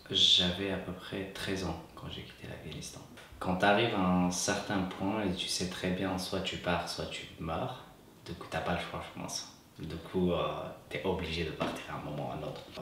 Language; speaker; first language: French; non-native, fluent; Persian